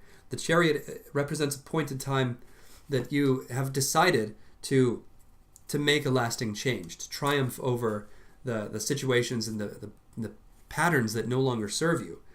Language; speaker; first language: English; native; English